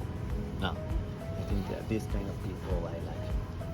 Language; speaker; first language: English; non-native, learner; Spanish